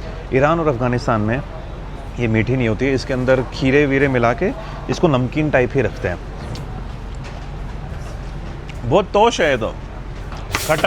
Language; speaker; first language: Hindi; native; Hindi